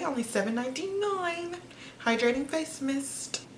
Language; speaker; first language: English; native; English